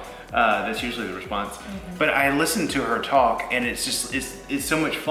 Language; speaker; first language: English; native; English